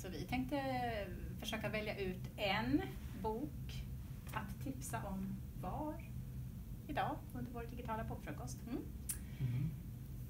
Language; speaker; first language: Swedish; native; Swedish